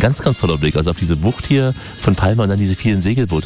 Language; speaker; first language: German; native; German